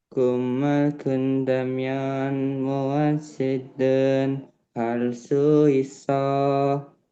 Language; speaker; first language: Korean; non-native, learner; Indonesian